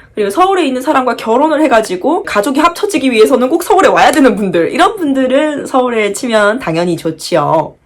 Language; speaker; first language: Korean; native; Korean